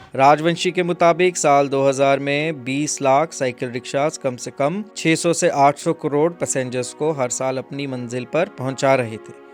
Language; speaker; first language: Hindi; native; Hindi